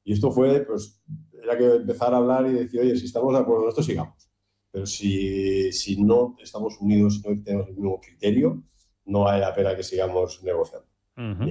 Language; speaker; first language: Spanish; native; Spanish